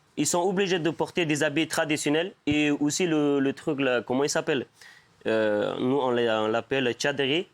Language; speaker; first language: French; non-native, fluent; Persian